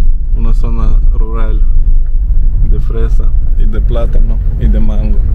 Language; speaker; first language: Spanish; non-native, fluent; Russian